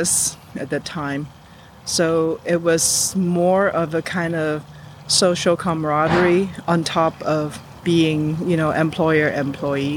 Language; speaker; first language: English; non-native, local second language; Cantonese